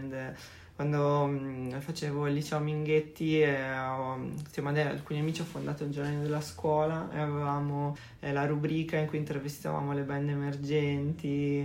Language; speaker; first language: Italian; native; Italian